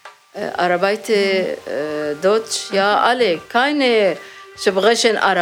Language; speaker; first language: German; non-native, learner; Arabic